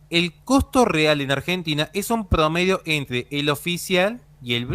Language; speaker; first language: Spanish; native; Spanish